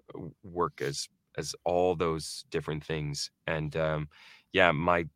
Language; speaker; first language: English; early bilingual, other home language; Norwegian